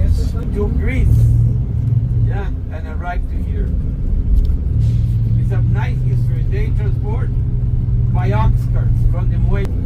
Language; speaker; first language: English; non-native, learner; Spanish